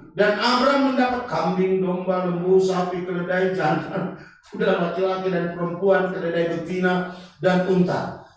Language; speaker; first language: Indonesian; non-native, local second language; Batak Toba